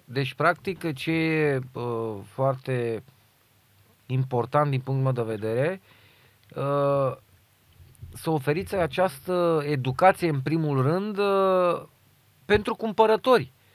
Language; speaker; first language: Romanian; native; Romanian